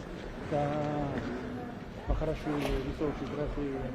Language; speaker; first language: Russian; non-native, local second language; Georgian